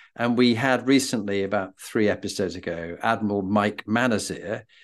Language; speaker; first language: English; native; English